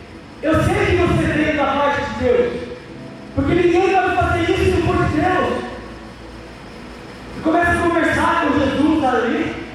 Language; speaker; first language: Portuguese; native; Portuguese